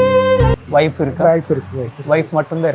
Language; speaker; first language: Tamil; non-native, learner; Telugu